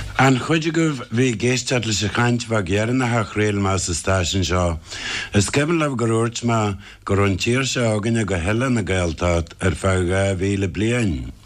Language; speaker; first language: Irish; native; Irish